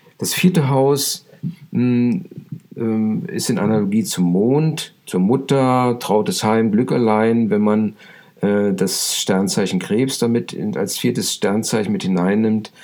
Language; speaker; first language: German; native; German